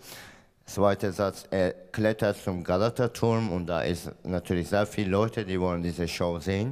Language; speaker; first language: German; non-native, fluent; Turkish